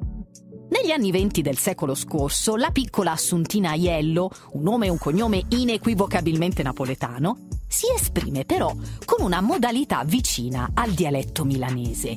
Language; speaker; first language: Italian; native; Italian